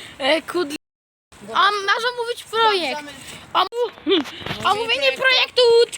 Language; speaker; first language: Polish; native; Polish